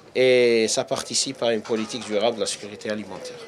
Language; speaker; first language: French; non-native, local second language; Arabic